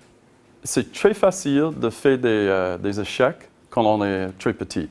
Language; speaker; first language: French; non-native, learner; English